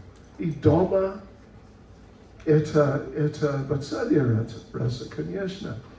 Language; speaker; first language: Russian; non-native, learner; English